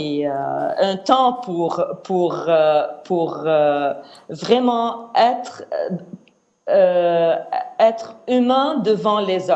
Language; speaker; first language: French; non-native, fluent; Arabic